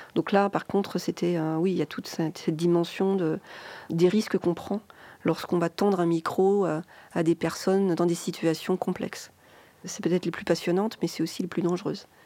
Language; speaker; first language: French; native; French